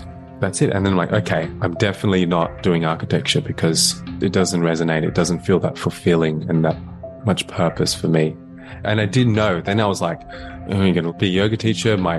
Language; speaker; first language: English; native; English